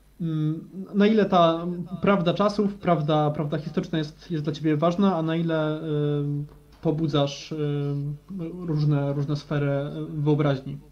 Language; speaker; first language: Polish; native; Polish